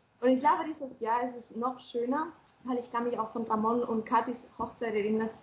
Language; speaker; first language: German; non-native, fluent; Spanish